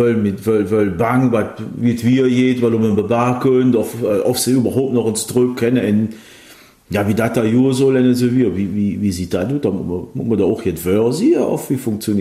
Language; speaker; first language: German; native; German